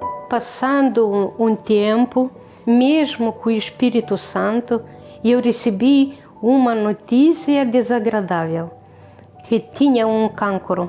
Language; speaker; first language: Portuguese; non-native, fluent; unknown